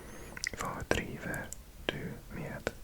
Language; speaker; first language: Norwegian; non-native, learner; English